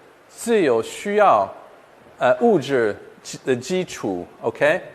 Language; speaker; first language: Chinese; non-native, fluent; English